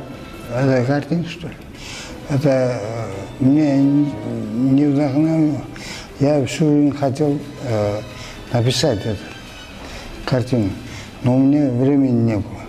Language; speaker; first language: Russian; non-native, local second language; Kyrgyz